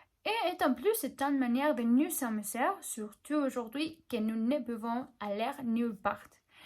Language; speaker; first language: French; non-native, learner; Spanish